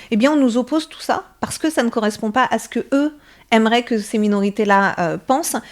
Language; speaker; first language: French; early bilingual, other home language; Persian